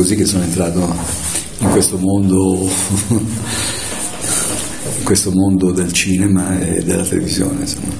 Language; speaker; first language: Italian; native; Italian